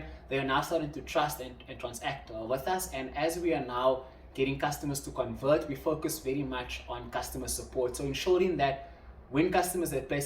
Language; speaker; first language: English; non-native, local second language; Afrikaans